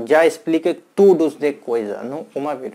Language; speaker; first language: Portuguese; non-native, learner; Hindi